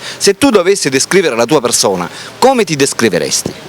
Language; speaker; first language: Italian; native; Italian